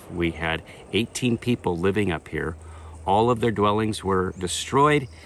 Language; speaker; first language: English; native; English